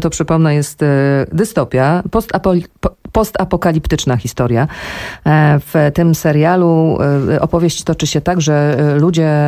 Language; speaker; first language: Polish; native; Polish